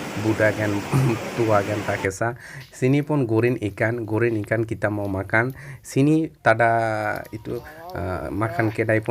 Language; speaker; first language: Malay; non-native, learner; Bangla